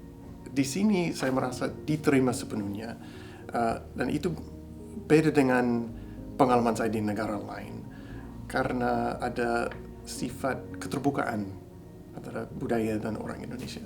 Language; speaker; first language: Indonesian; non-native, fluent; English